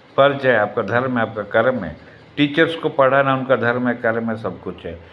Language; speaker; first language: Hindi; non-native, local second language; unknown